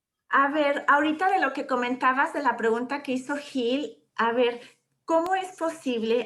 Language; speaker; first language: Spanish; native; Spanish